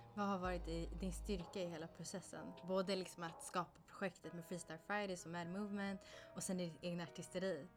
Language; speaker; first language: Swedish; native; Swedish